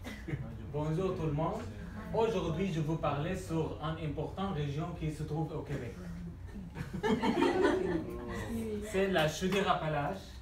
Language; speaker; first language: French; non-native, learner; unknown